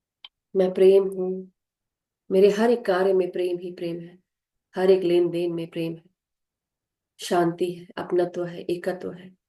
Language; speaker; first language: Hindi; native; Hindi